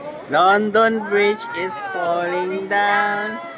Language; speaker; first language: English; non-native, learner; Filipino